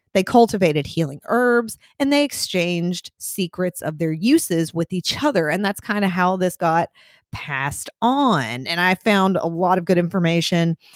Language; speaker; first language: English; native; English